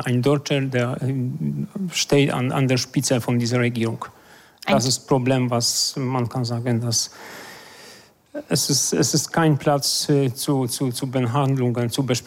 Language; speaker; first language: German; non-native, fluent; Polish